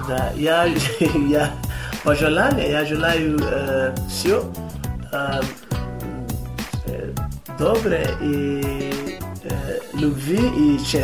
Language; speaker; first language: Russian; non-native, learner; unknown